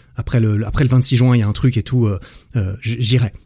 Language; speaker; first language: French; native; French